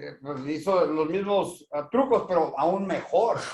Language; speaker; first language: Spanish; native; Spanish